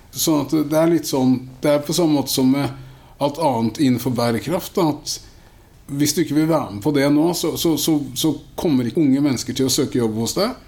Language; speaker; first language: Norwegian; native; Norwegian